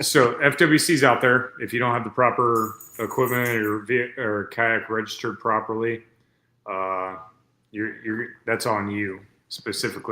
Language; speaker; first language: English; native; English